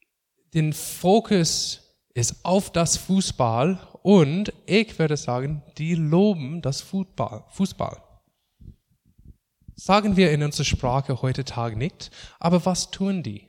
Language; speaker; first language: German; non-native, fluent; English